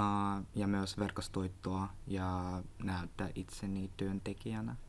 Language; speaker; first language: Finnish; non-native, learner; Russian